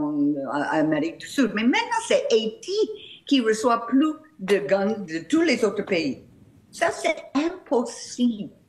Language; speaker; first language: French; non-native, fluent; English